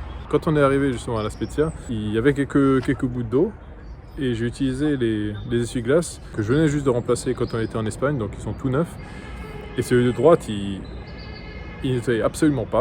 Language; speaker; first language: French; native; French